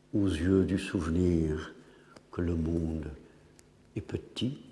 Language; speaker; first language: French; non-native, fluent; English